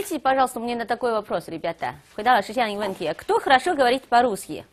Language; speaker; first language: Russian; non-native, fluent; Chinese